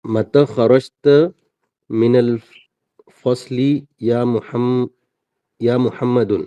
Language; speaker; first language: Arabic; non-native, learner; Urdu